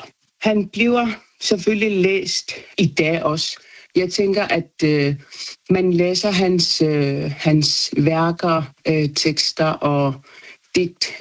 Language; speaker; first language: Danish; non-native, local second language; Kalaallisut